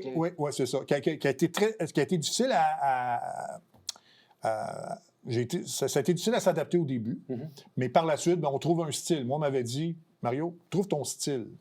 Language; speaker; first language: French; native; French